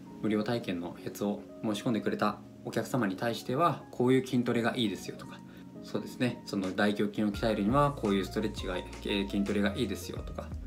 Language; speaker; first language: Japanese; native; Japanese